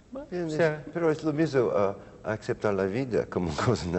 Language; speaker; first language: Spanish; non-native, learner; English